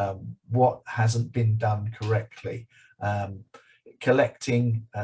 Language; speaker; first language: English; native; English